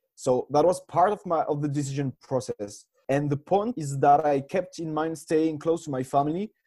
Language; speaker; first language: English; non-native, fluent; French